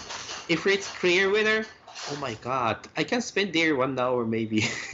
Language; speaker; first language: English; non-native, fluent; Japanese